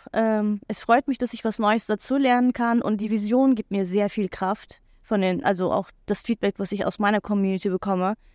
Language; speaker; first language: German; non-native, fluent; Turkish